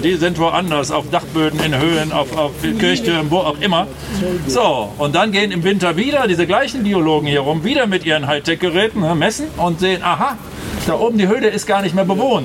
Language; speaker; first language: German; native; German